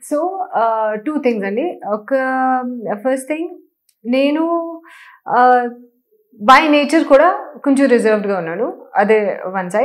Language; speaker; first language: Telugu; non-native, learner; Hindi